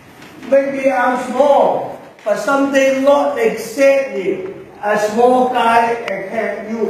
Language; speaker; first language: English; non-native, learner; Chinese